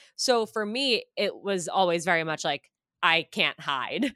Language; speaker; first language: English; native; English